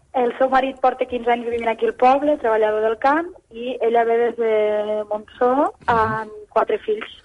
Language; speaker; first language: Catalan; native; Catalan